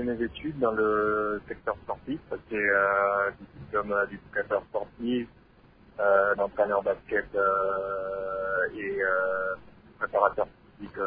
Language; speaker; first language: French; non-native, local second language; Lingala